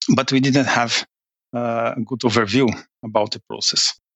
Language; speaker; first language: English; non-native, fluent; Portuguese